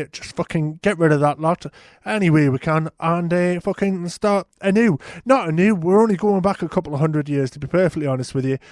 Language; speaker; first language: English; native; English